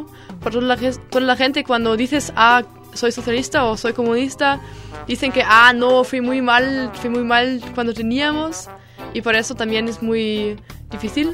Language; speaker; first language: Spanish; non-native, learner; German